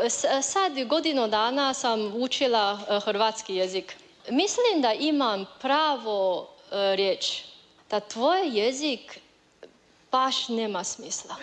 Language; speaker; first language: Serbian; non-native, learner; Chinese